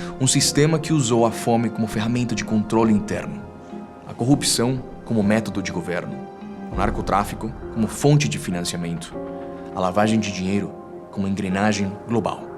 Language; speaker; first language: Portuguese; non-native, fluent; Spanish